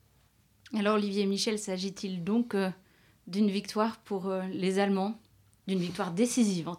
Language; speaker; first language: French; native; French